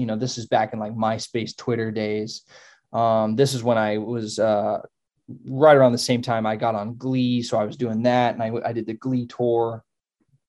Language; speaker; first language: English; native; English